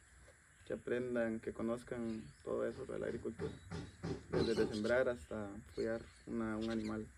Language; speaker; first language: Spanish; native; Spanish